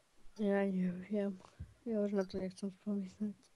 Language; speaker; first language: Czech; non-native, local second language; Slovak